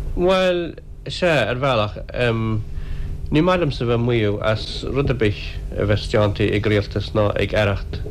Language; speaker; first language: Irish; native; Irish